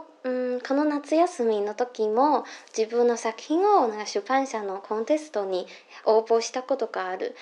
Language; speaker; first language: Japanese; non-native, learner; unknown